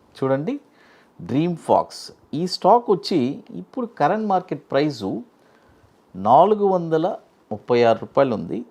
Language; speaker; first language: Telugu; native; Telugu